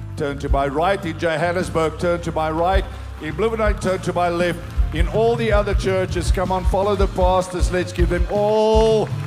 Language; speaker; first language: English; non-native, local second language; Afrikaans